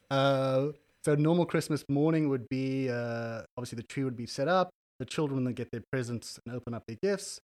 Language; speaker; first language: English; native; English